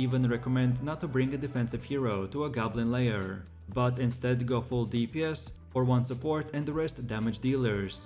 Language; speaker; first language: English; non-native, fluent; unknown